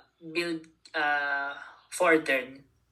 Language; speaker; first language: German; non-native, learner; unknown